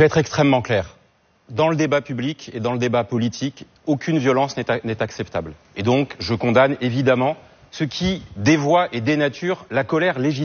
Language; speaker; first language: French; native; French